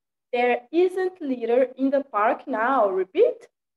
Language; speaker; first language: English; non-native, fluent; Portuguese